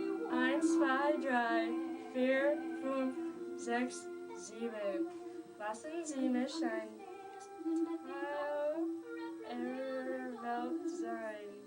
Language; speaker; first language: German; non-native, learner; English